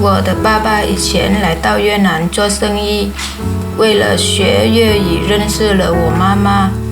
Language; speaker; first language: Chinese; non-native, fluent; Vietnamese